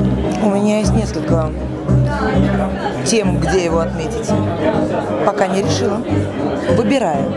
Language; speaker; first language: Russian; native; Russian